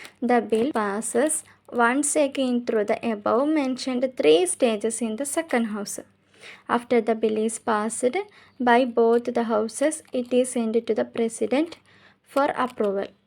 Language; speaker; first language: English; non-native, local second language; Malayalam